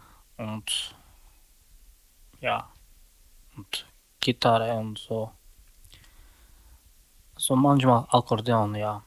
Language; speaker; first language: German; non-native, learner; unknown